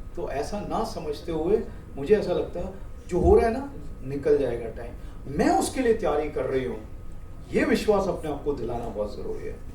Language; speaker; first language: Hindi; non-native, local second language; Marathi